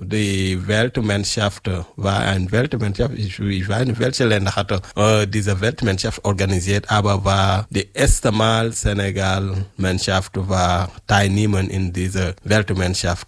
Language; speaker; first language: German; non-native, learner; French